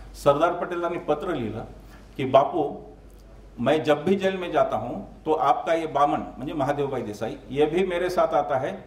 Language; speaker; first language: Hindi; non-native, local second language; Marathi